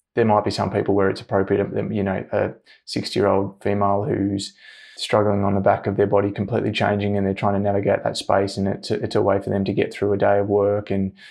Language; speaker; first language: English; native; English